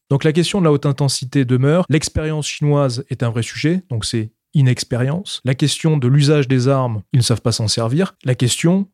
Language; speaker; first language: French; native; French